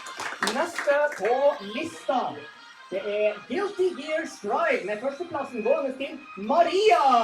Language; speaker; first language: Norwegian; native; Norwegian